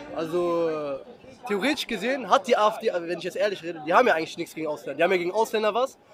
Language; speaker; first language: German; early bilingual, heritage; Arabic